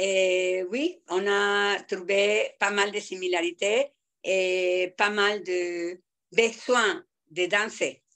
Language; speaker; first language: French; non-native, fluent; Spanish